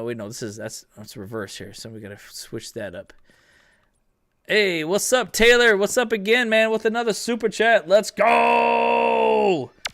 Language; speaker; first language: English; native; English